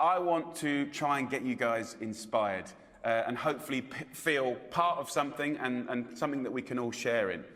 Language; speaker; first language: English; native; English